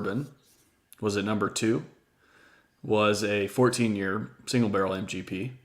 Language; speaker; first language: English; native; English